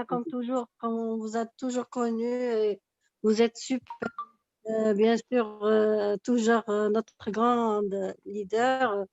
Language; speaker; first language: French; non-native, local second language; Arabic